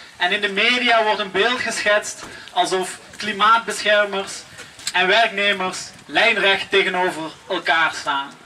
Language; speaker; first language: Dutch; native; Dutch